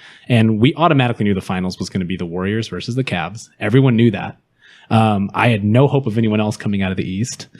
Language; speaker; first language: English; native; English